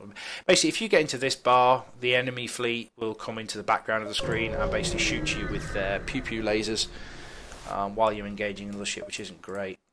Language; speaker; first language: English; native; English